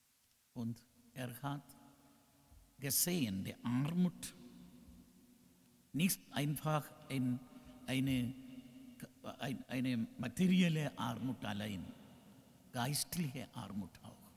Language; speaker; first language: German; non-native, learner; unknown